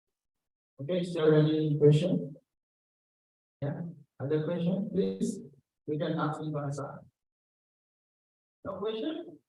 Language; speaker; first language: English; non-native, learner; Indonesian